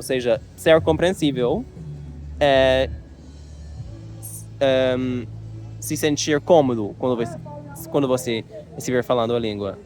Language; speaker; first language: Portuguese; non-native, learner; English